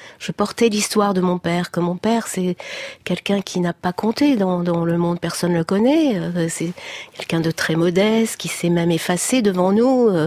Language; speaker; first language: French; native; French